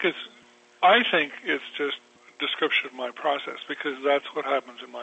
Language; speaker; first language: English; native; English